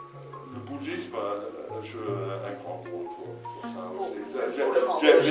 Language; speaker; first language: French; non-native, fluent; English